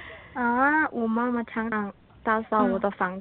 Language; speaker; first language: Chinese; non-native, learner; Korean